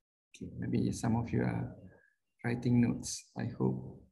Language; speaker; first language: English; non-native, local second language; Malay